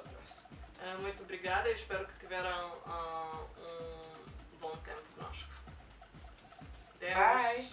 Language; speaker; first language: Portuguese; non-native, learner; Romanian